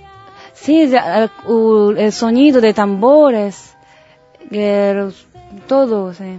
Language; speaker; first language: Spanish; non-native, learner; Japanese